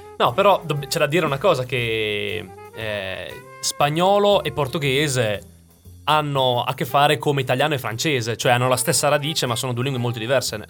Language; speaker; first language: Italian; native; Italian